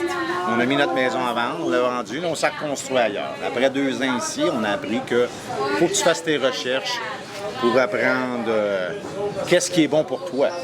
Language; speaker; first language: French; native; French